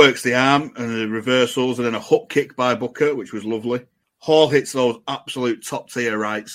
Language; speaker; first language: English; native; English